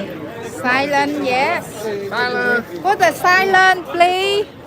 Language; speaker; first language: English; early bilingual, other home language; Vietnamese